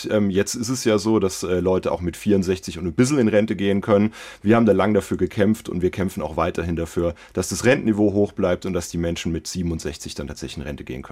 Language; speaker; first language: German; native; German